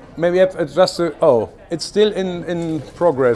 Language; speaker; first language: English; non-native, learner; German